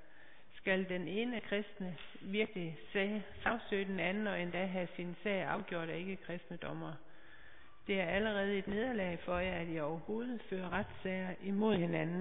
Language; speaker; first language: Danish; native; Danish